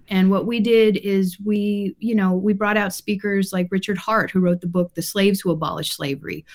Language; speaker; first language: English; early bilingual, other home language; Japanese